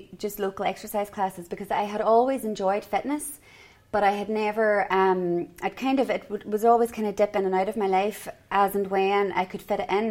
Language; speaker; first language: English; native; English